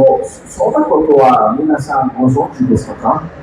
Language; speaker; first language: Japanese; non-native, fluent; Portuguese